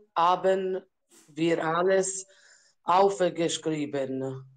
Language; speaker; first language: German; non-native, learner; Italian